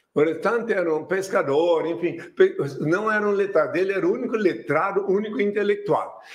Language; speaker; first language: Portuguese; non-native, fluent; French